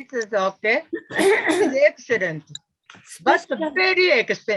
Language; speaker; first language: English; non-native, learner; Japanese